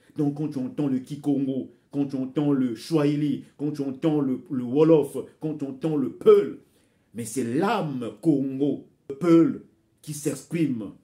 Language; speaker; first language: French; non-native, local second language; Bembe